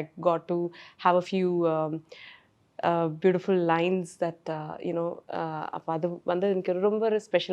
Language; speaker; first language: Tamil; non-native, learner; Malayalam